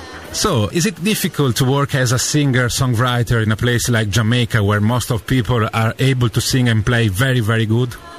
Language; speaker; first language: English; non-native, fluent; Italian